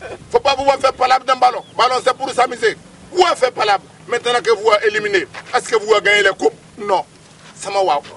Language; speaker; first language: French; non-native, local second language; Bambara